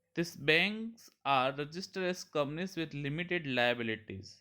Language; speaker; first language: English; non-native, local second language; Gujarati